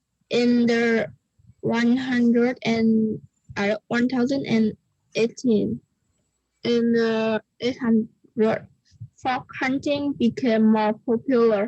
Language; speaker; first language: English; non-native, learner; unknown